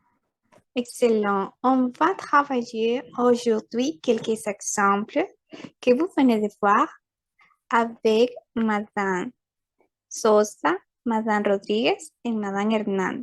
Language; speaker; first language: French; non-native, fluent; Spanish